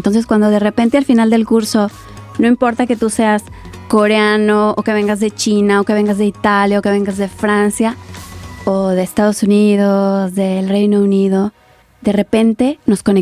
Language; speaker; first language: Spanish; native; Spanish